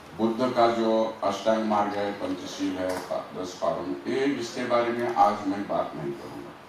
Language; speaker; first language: Hindi; non-native, local second language; Marathi